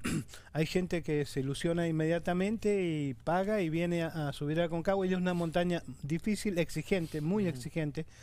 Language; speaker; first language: Spanish; native; Spanish